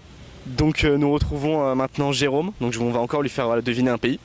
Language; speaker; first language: French; native; French